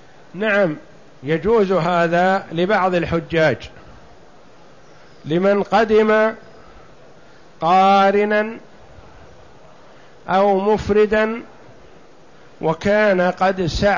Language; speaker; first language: Arabic; native; Arabic